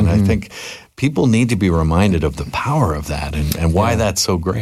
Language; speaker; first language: English; native; English